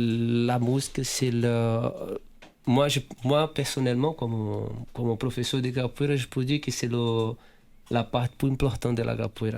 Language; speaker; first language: French; non-native, fluent; Portuguese